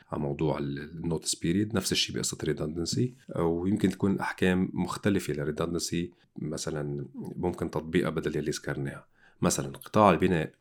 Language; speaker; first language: Arabic; native; Arabic